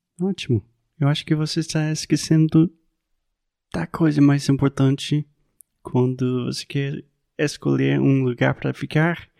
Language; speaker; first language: Portuguese; non-native, fluent; English